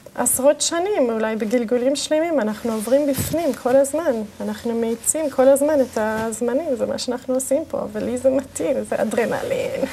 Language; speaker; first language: Hebrew; early bilingual, other home language; English